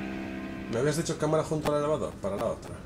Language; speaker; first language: Spanish; native; Spanish